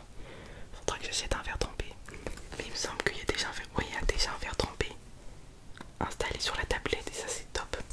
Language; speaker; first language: French; native; French